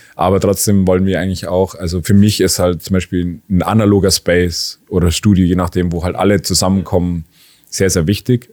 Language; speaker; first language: German; native; German